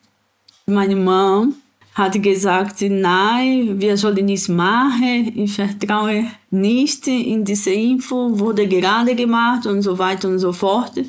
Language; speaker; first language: German; non-native, learner; Portuguese